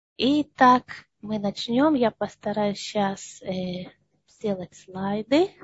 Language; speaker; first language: Russian; early bilingual, heritage; Russian